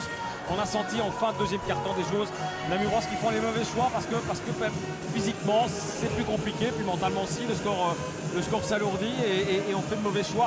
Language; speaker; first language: French; native; French